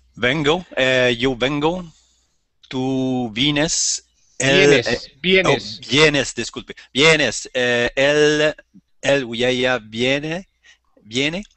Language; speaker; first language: Spanish; non-native, learner; French